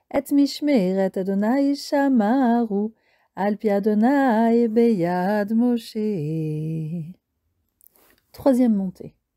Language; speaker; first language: Hebrew; non-native, fluent; French